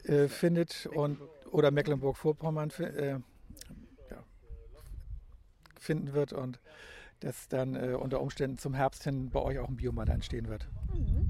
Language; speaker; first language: German; native; German